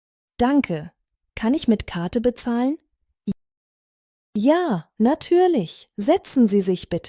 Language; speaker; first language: German; non-native, fluent; Bosnian